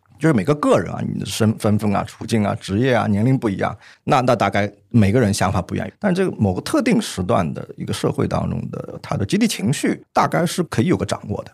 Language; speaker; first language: Chinese; native; Chinese